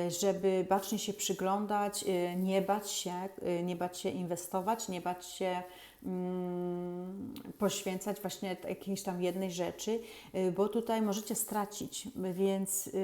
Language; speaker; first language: Polish; native; Polish